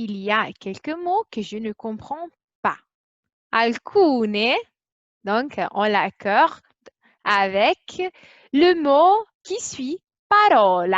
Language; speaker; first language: French; non-native, fluent; Italian